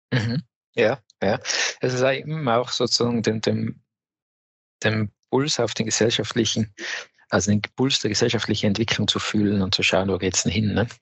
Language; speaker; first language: German; native; German